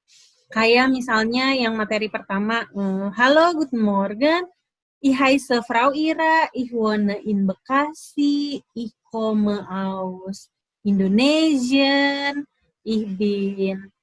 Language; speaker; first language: German; non-native, fluent; Indonesian